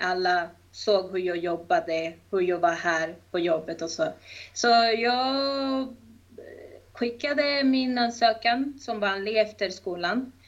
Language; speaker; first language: Swedish; non-native, fluent; Spanish